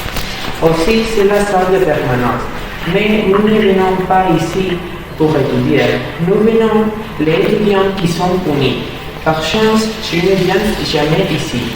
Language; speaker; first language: French; non-native, learner; Spanish